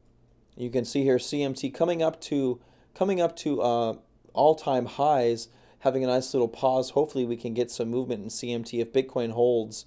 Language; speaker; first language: English; native; English